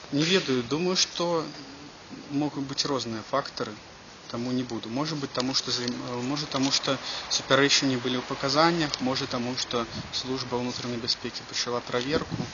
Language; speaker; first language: Belarusian; non-native, local second language; Russian